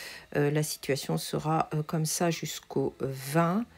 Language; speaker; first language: French; native; French